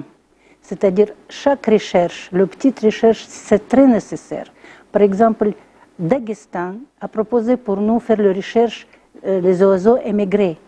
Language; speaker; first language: French; non-native, learner; Russian